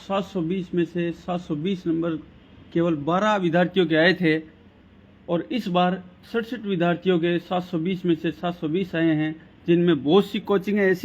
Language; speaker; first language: Hindi; native; Hindi